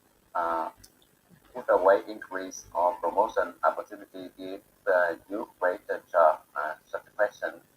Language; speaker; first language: English; non-native, learner; Bangla